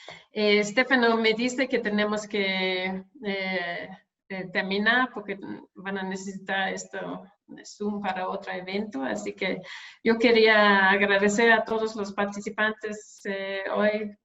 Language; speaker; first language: Spanish; non-native, fluent; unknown